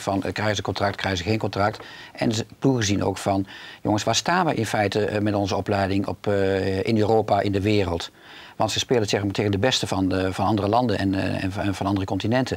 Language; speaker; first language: Dutch; native; Dutch